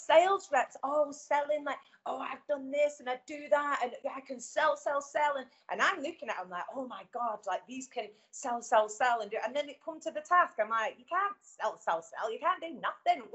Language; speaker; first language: English; native; English